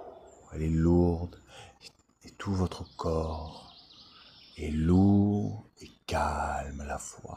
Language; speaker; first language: French; native; French